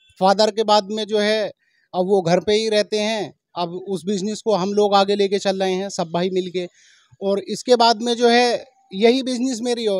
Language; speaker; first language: Hindi; native; Hindi